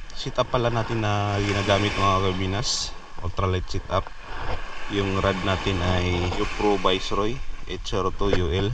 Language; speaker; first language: Filipino; non-native, local second language; Cebuano